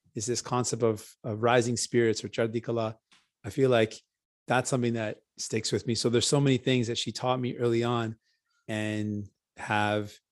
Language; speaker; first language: English; native; English